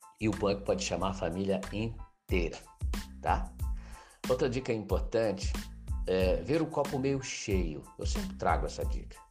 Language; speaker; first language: Portuguese; native; Portuguese